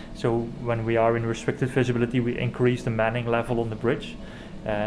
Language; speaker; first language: English; non-native, fluent; Dutch